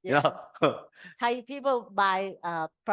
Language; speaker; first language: English; non-native, learner; Thai